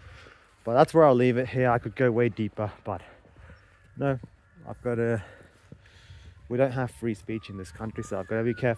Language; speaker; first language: English; native; English